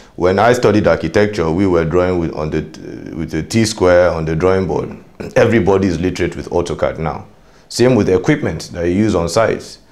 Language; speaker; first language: English; non-native, local second language; Hausa